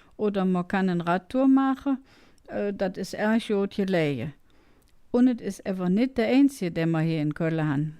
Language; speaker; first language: German; native; German